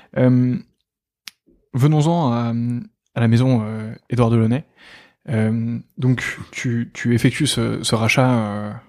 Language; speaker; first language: French; native; French